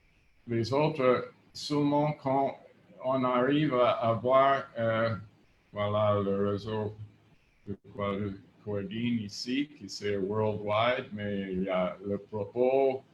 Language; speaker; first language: French; non-native, fluent; English